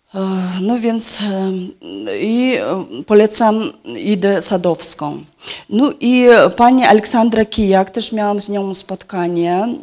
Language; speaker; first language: Polish; non-native, fluent; Yakut